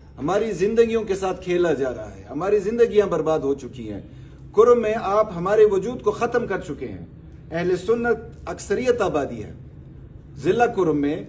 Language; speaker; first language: Urdu; non-native, local second language; Pashto